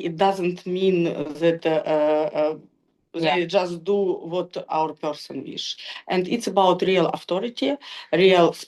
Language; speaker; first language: English; non-native, learner; Russian